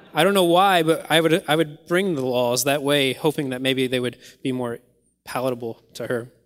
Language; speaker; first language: English; native; English